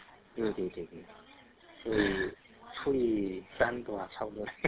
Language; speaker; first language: Chinese; non-native, learner; Korean